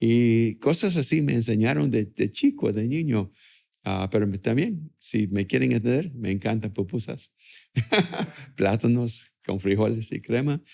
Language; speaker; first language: Spanish; early bilingual, other home language; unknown